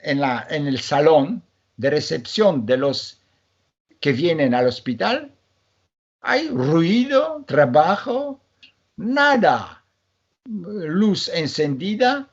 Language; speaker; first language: Spanish; non-native, fluent; Polish